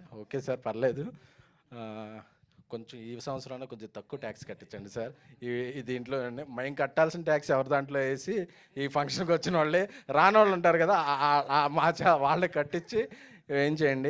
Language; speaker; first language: Telugu; native; Telugu